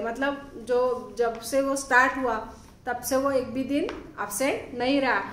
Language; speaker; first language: Hindi; non-native, local second language; Marathi